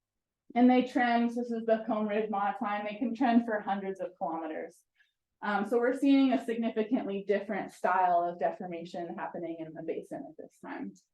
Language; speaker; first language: English; native; English